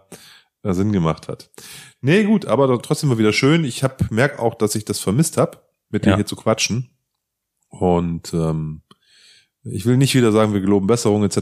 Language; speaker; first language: German; native; German